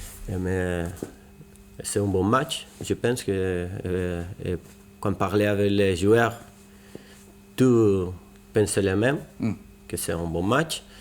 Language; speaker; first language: French; non-native, learner; Spanish